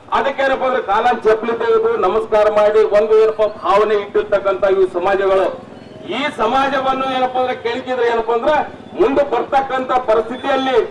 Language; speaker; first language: Kannada; non-native, local second language; Lambadi